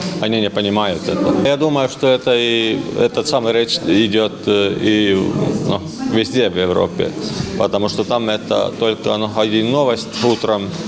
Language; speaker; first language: Russian; non-native, learner; Estonian